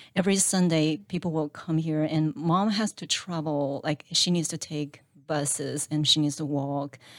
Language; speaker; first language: English; non-native, fluent; Chinese